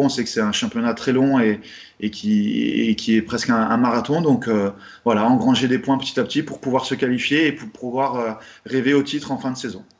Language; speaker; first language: French; native; French